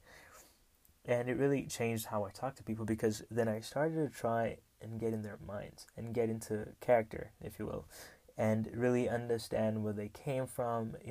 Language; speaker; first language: English; non-native, local second language; Kinyarwanda